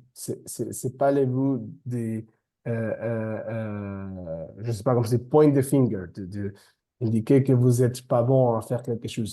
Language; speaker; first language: French; non-native, fluent; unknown